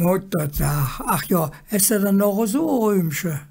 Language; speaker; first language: German; native; German